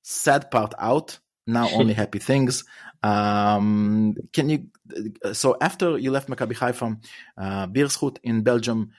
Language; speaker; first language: English; non-native, fluent; Hebrew